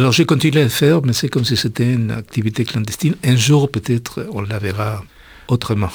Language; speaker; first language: French; non-native, fluent; Spanish